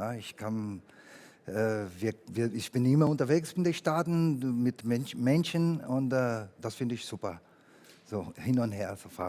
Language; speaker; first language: German; non-native, learner; Portuguese